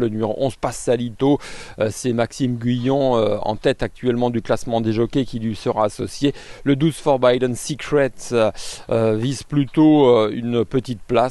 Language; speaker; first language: French; native; French